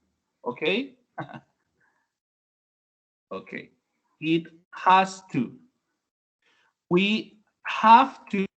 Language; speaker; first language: English; non-native, learner; Spanish